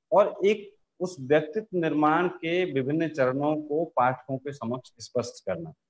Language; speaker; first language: Hindi; native; Hindi